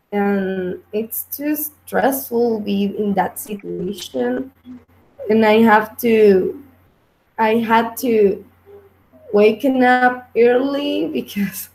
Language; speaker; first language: English; non-native, learner; Spanish